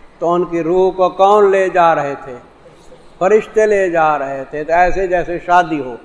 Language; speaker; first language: Urdu; non-native, local second language; Saraiki